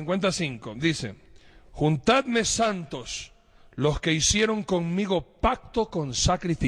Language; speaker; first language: Spanish; native; Spanish